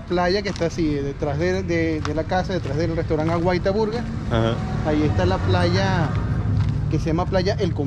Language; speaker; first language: Spanish; native; Spanish